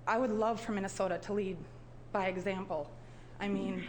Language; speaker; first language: English; native; English